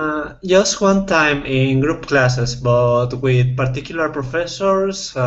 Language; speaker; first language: English; non-native, fluent; Spanish